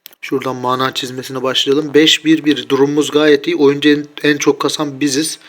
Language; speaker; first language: Turkish; native; Turkish